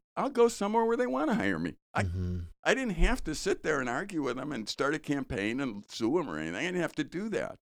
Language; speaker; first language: English; native; English